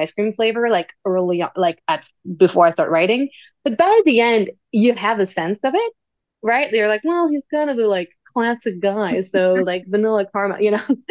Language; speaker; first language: English; non-native, fluent; French